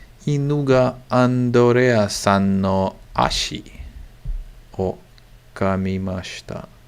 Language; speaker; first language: Japanese; non-native, learner; English